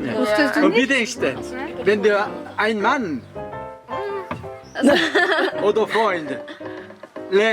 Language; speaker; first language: German; non-native, learner; Korean